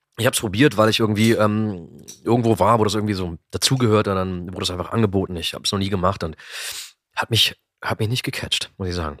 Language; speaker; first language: German; native; German